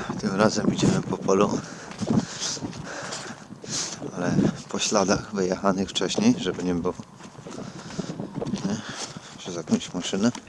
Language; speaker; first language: Polish; native; Polish